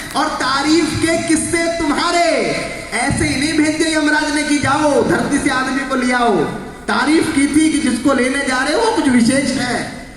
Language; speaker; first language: Hindi; native; Hindi